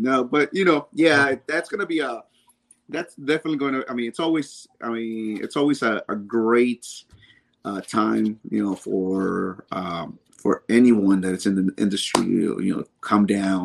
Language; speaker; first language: English; native; English